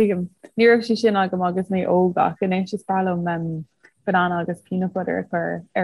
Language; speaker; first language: Irish; non-native, local second language; English